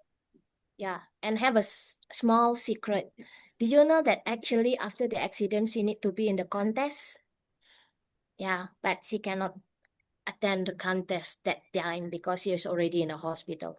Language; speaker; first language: English; non-native, fluent; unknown